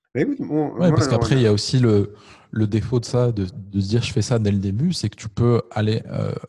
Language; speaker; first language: French; native; French